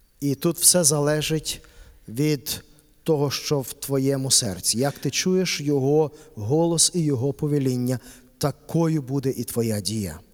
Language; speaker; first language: Ukrainian; native; Ukrainian